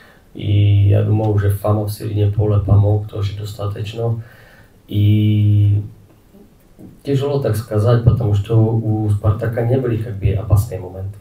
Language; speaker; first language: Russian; non-native, fluent; Czech